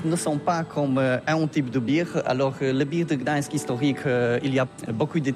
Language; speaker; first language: French; non-native, learner; Polish